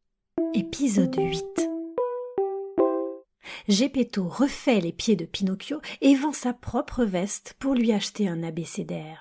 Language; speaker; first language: French; native; French